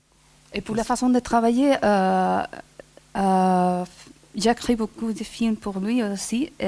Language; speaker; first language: French; non-native, fluent; Spanish